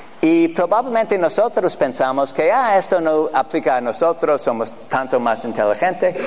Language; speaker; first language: Spanish; non-native, fluent; English